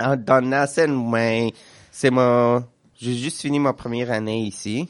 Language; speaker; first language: French; non-native, learner; English